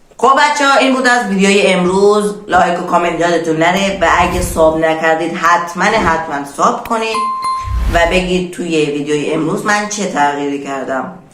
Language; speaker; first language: Persian; native; Persian